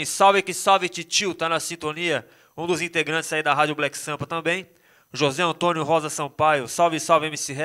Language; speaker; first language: Portuguese; native; Portuguese